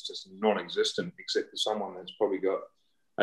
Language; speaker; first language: English; native; English